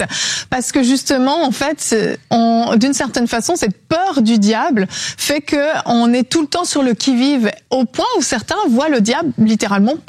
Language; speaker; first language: French; native; French